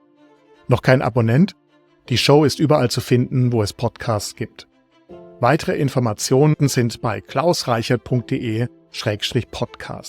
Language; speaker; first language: German; native; German